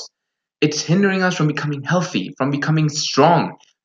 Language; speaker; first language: English; non-native, fluent; Russian